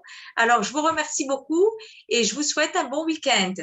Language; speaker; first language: French; native; French